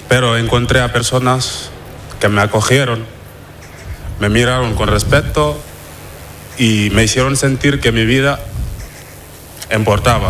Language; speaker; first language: Spanish; non-native, fluent; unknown